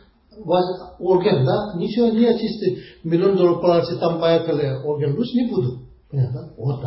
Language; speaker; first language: Russian; non-native, learner; Tibetan